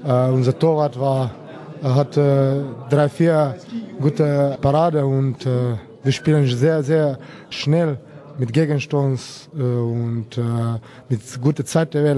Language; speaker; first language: German; non-native, learner; Slovenian